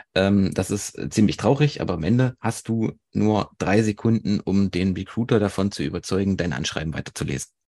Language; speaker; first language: German; native; German